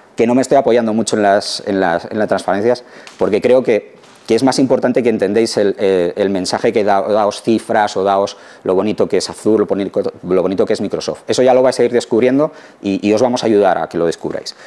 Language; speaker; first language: Spanish; native; Spanish